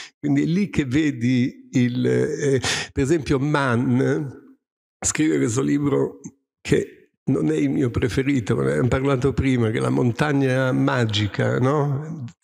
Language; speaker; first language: Italian; native; Italian